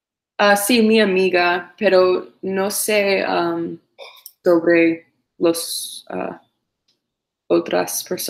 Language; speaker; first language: Spanish; non-native, learner; English